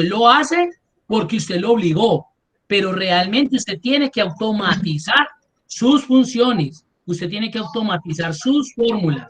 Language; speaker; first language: Spanish; native; Spanish